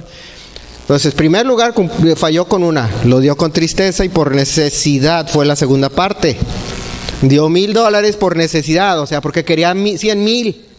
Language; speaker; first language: Spanish; native; Spanish